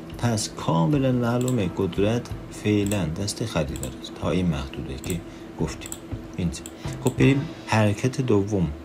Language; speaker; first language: Persian; non-native, local second language; Azerbaijani